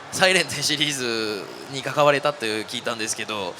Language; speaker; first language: Japanese; non-native, fluent; French